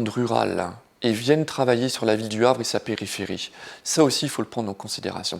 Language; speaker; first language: French; native; French